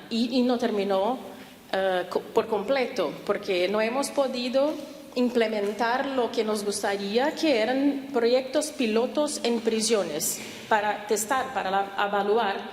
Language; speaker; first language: Spanish; non-native, fluent; Portuguese